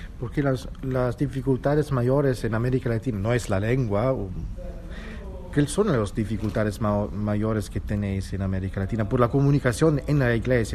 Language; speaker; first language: Spanish; non-native, fluent; Italian